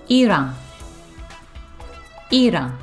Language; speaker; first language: Turkish; non-native, fluent; English